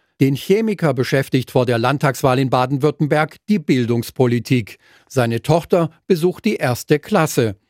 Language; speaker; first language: German; native; German